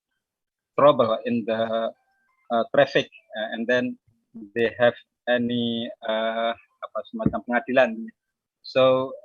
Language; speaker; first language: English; non-native, learner; Indonesian